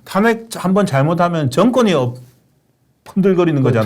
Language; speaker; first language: Korean; native; Korean